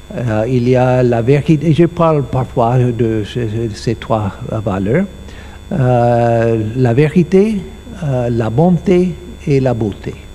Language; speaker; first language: French; non-native, learner; English